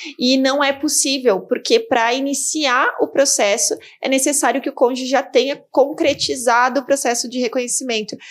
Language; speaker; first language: Portuguese; native; Portuguese